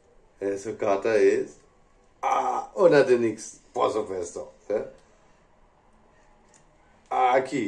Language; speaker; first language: Spanish; non-native, learner; English